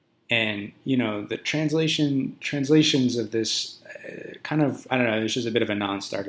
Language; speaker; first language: English; native; English